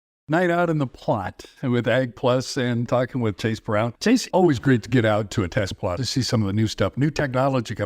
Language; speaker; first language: English; native; English